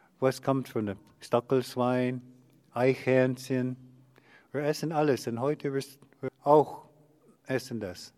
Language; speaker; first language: German; non-native, learner; English